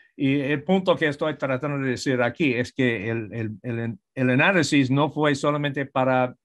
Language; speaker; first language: Spanish; non-native, fluent; English